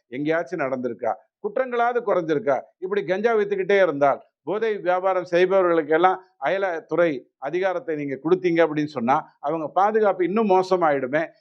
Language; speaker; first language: Tamil; native; Tamil